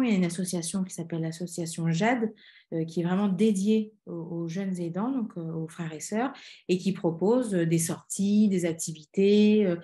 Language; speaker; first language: French; native; French